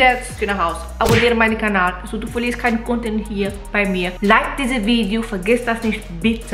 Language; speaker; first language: German; non-native, fluent; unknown